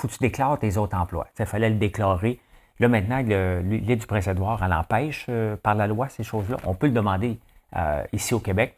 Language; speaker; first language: French; native; French